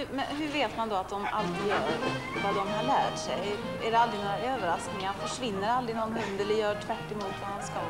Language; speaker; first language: Swedish; native; Swedish